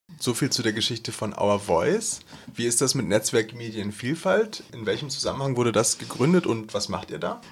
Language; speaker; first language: German; native; German